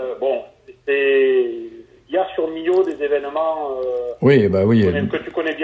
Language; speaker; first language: French; native; French